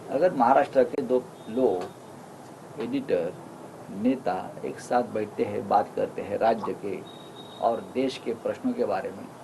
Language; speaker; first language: Hindi; non-native, local second language; Marathi